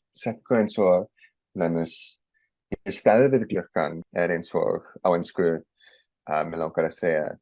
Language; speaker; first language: Icelandic; non-native, learner; English